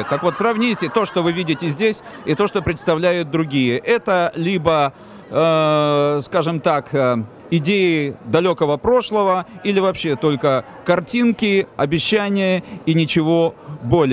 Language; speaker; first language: Russian; native; Russian